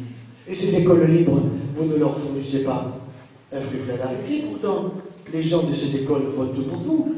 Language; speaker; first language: French; native; French